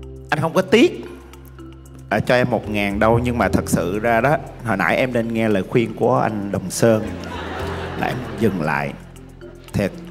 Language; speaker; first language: Vietnamese; native; Vietnamese